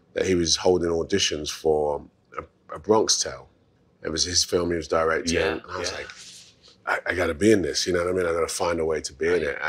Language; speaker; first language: English; native; English